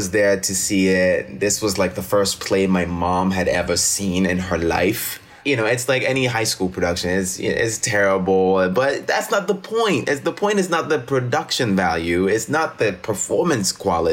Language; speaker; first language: English; non-native, local second language; French